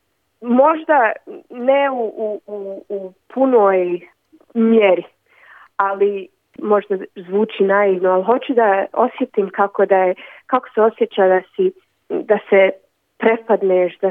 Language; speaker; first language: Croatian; early bilingual, other home language; Bosnian